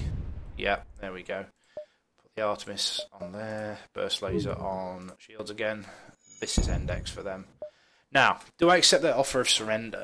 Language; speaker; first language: English; native; English